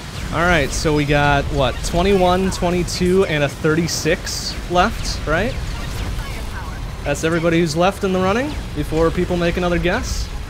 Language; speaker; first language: English; native; English